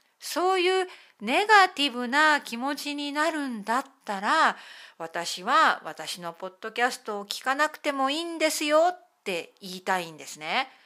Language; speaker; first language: Japanese; native; Japanese